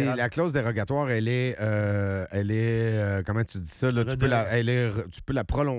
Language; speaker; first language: French; native; French